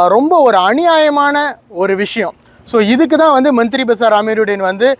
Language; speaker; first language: Tamil; early bilingual, heritage; Tamil